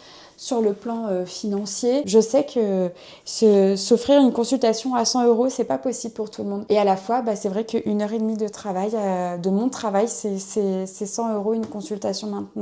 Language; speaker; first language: French; native; French